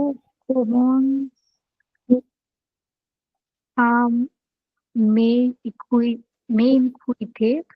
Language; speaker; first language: French; non-native, learner; Bangla